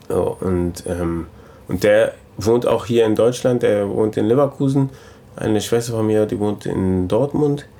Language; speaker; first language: German; early bilingual, other home language; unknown